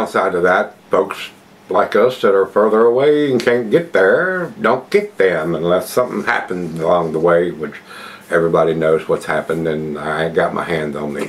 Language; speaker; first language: English; native; English